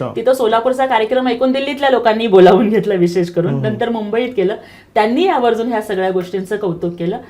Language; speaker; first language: Marathi; non-native, local second language; Telugu